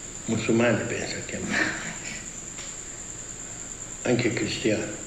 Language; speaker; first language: Italian; non-native, fluent; Tibetan